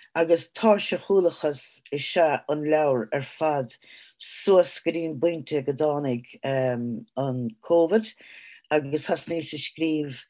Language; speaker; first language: Irish; native; Irish